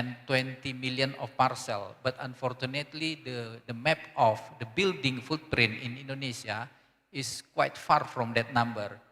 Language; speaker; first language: English; non-native, learner; Indonesian